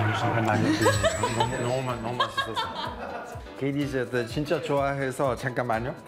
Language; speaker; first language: Korean; non-native, fluent; Italian